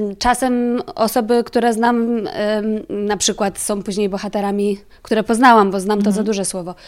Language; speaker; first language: Polish; native; Polish